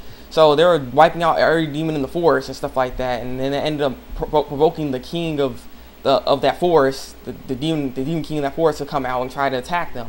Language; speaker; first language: English; native; English